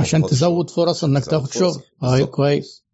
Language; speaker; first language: Arabic; native; Arabic